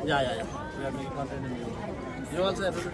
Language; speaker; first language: English; non-native, fluent; Nepali